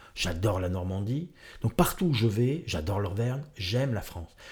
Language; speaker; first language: French; native; French